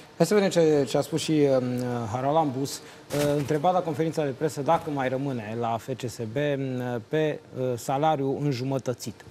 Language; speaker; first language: Romanian; native; Romanian